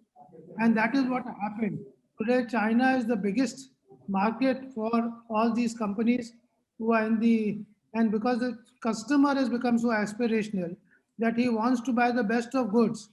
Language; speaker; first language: English; non-native, local second language; Hindi